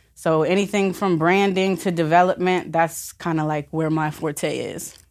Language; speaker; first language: English; native; English